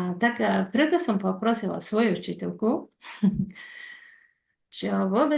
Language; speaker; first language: Slovak; non-native, fluent; Mongolian